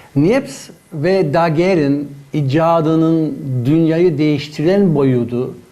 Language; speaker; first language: Turkish; non-native, fluent; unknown